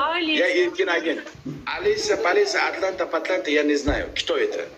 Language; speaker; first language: Russian; non-native, learner; Uzbek